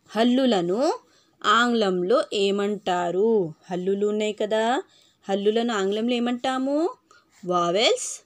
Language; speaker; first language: Telugu; non-native, local second language; Urdu